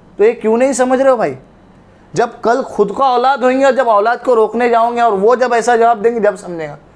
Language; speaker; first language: Hindi; non-native, local second language; Urdu